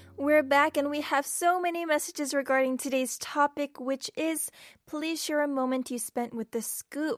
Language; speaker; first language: English; non-native, fluent; Korean